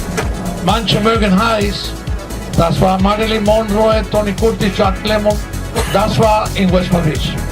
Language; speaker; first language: German; non-native, fluent; Spanish